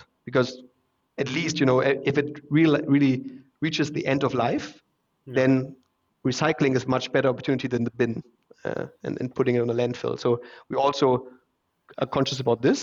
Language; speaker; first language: English; non-native, fluent; German